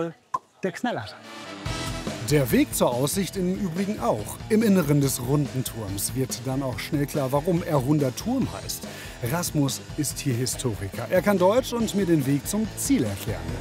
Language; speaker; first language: German; native; German